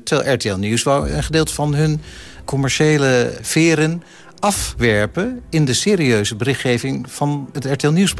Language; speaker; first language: Dutch; native; Dutch